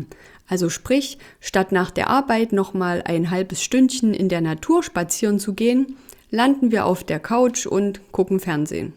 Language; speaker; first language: German; native; German